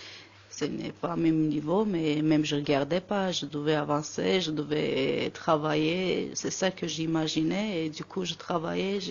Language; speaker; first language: French; non-native, learner; Armenian